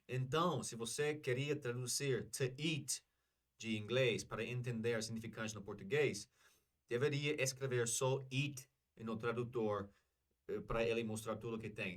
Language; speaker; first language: Portuguese; non-native, learner; English